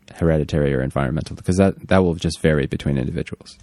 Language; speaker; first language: English; native; English